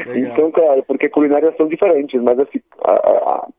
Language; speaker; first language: Portuguese; non-native, fluent; Polish